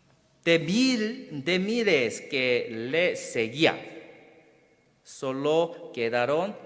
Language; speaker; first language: Spanish; non-native, fluent; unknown